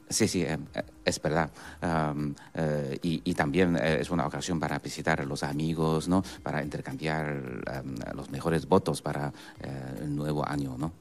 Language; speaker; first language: Spanish; non-native, fluent; Chinese